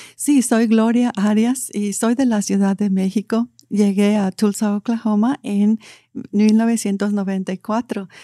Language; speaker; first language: English; non-native, fluent; Spanish